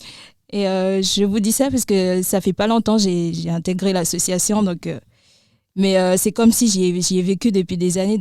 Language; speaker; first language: French; native; French